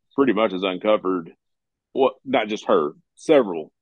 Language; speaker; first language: English; native; English